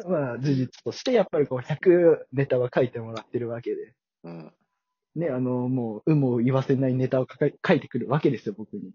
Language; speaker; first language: Japanese; native; Japanese